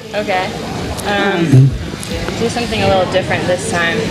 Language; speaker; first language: English; native; English